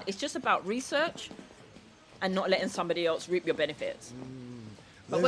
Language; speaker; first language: English; native; English